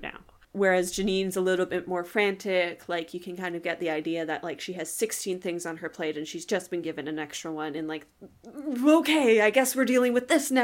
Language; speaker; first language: English; native; English